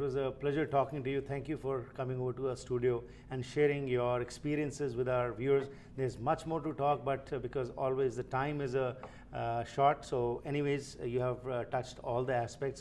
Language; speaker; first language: English; non-native, fluent; Punjabi